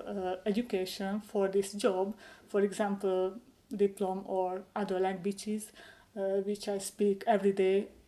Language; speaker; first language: English; non-native, learner; Hungarian